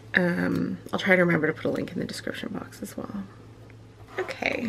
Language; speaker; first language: English; native; English